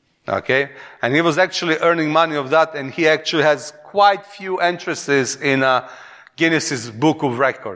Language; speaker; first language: English; non-native, fluent; Serbian